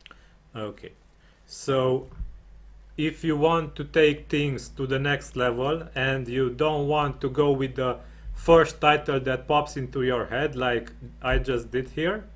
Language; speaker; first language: English; non-native, fluent; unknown